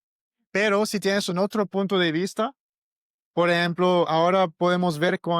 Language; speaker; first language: Spanish; non-native, learner; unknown